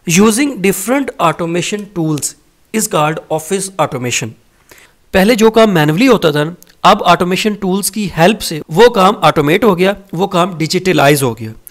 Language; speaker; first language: Hindi; native; Hindi